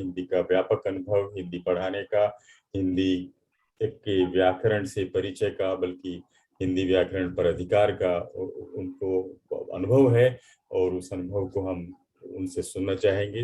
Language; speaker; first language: Hindi; native; Hindi